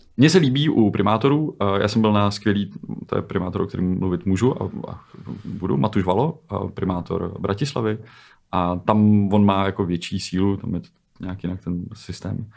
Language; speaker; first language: Czech; native; Czech